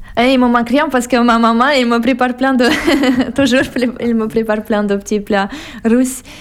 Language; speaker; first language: French; non-native, fluent; Russian